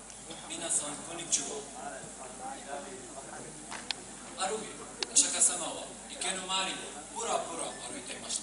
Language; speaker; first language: Japanese; non-native, learner; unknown